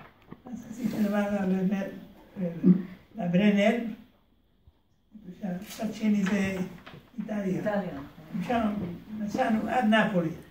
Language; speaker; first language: Hebrew; early bilingual, other home language; Hungarian